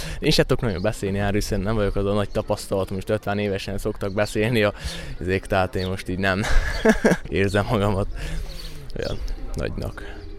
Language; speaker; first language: Hungarian; native; Hungarian